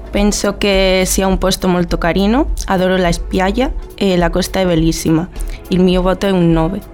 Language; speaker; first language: Italian; non-native, learner; Spanish